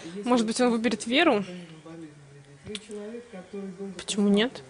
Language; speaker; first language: Russian; native; Russian